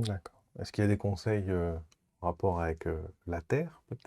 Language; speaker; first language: French; native; French